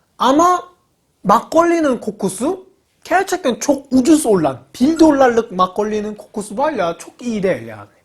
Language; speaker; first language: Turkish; non-native, learner; Korean